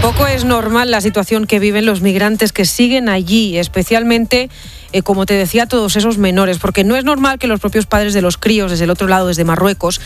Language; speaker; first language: Spanish; native; Spanish